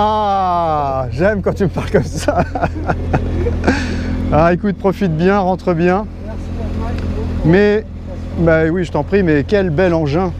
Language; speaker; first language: French; native; French